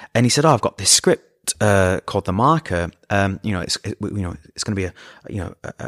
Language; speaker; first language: English; native; English